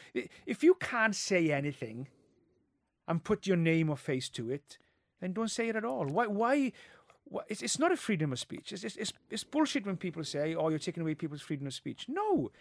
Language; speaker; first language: English; non-native, local second language; Welsh